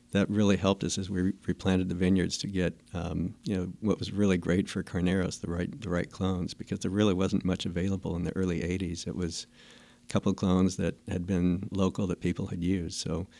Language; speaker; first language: English; native; English